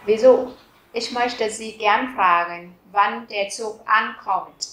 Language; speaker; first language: German; non-native, fluent; Vietnamese